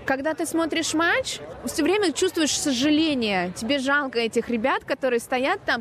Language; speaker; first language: Russian; native; Russian